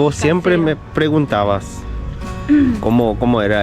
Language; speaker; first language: Spanish; non-native, fluent; Korean